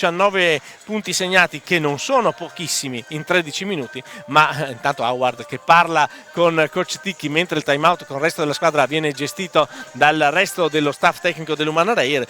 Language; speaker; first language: Italian; native; Italian